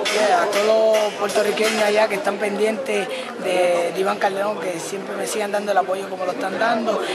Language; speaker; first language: Spanish; native; Spanish